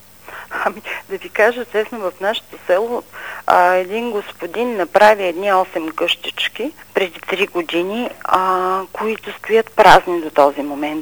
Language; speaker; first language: Bulgarian; native; Bulgarian